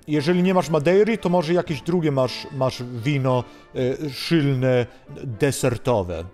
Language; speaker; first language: Polish; non-native, fluent; Swedish